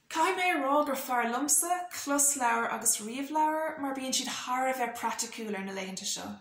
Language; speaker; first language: Irish; non-native, local second language; English